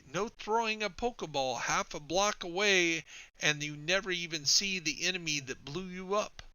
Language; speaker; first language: English; native; English